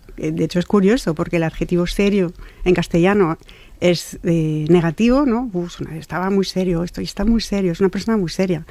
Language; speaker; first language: Spanish; non-native, fluent; French